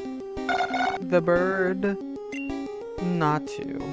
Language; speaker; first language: English; native; English